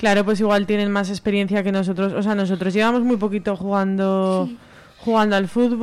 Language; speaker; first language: Spanish; native; Spanish